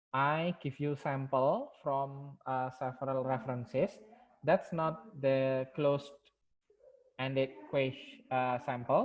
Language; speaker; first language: English; non-native, local second language; Indonesian